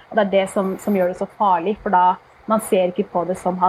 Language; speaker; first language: Norwegian; early bilingual, heritage; Norwegian